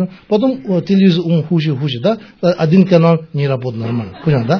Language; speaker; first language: Russian; non-native, learner; Tibetan